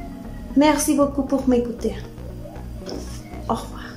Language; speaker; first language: French; non-native, fluent; Spanish